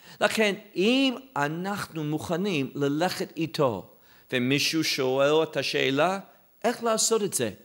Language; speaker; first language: Hebrew; non-native, fluent; English